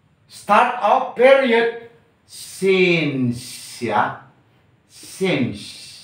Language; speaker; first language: English; non-native, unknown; Indonesian